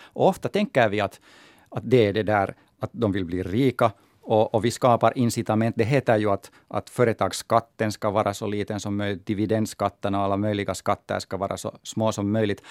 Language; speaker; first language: Swedish; native; Swedish